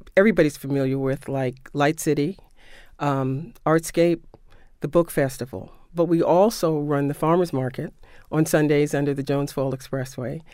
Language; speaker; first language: English; native; English